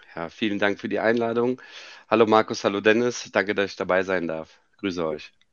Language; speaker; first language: German; native; German